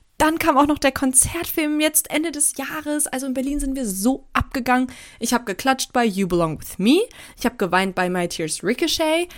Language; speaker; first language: German; early bilingual, other home language; Turkish